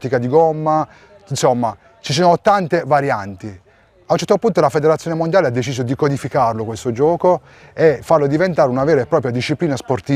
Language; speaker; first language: Italian; native; Italian